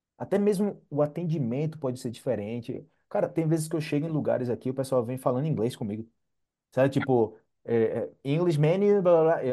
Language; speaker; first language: Portuguese; native; Portuguese